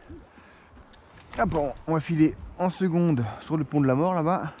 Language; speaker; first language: French; native; French